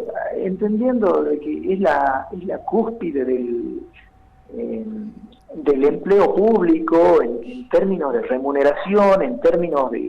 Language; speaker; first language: Spanish; native; Spanish